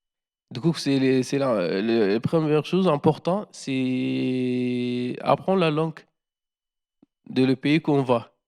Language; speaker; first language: French; non-native, learner; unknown